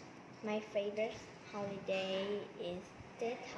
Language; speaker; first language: English; non-native, learner; Vietnamese